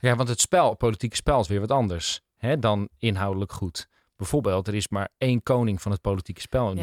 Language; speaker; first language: Dutch; native; Dutch